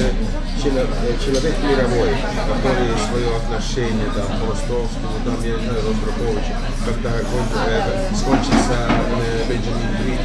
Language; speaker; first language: Russian; non-native, fluent; Estonian